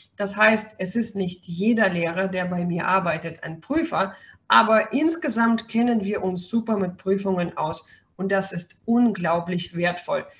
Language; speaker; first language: German; non-native, fluent; Russian